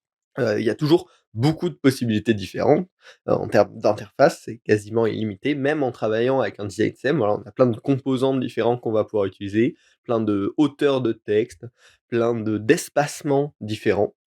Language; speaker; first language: French; native; French